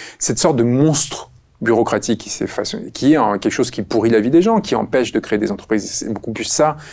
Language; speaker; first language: French; early bilingual, other home language; Spanish